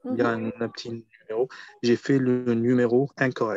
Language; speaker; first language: French; non-native, fluent; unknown